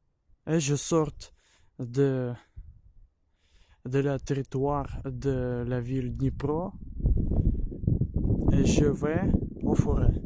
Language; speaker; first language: French; non-native, learner; Ukrainian